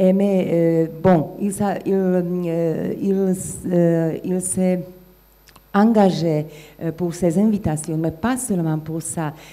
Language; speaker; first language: French; non-native, fluent; Slovak